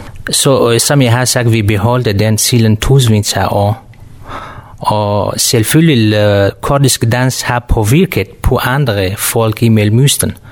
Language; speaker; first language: Danish; non-native, learner; Kurdish